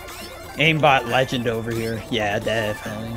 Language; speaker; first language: English; native; English